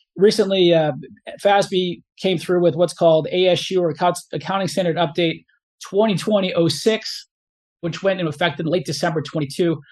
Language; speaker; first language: English; native; English